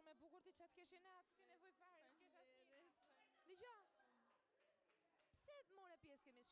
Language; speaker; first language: Albanian; native; Albanian